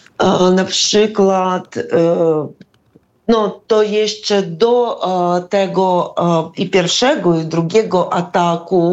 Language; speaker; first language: Polish; non-native, fluent; Ukrainian